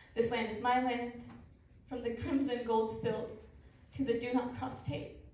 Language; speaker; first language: English; early bilingual, other home language; Spanish